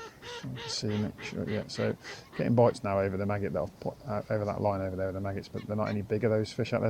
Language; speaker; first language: English; native; English